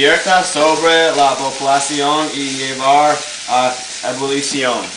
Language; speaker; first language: Spanish; non-native, learner; English